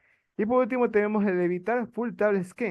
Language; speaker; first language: Spanish; native; Spanish